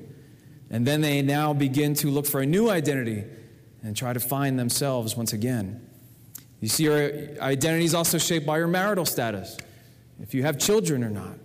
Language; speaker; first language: English; native; English